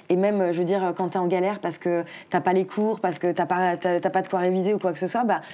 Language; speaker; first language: French; native; French